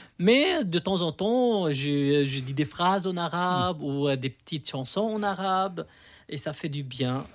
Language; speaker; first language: French; non-native, local second language; Arabic